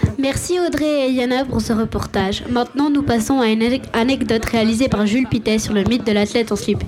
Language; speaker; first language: French; native; French